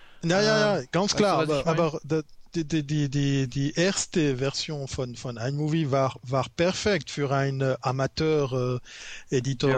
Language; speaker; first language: German; non-native, learner; French